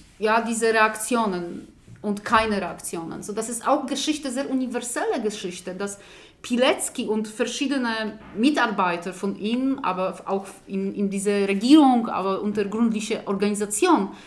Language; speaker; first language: German; non-native, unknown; Polish